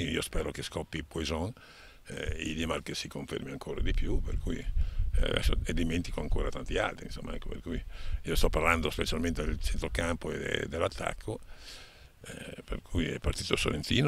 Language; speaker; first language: Italian; native; Italian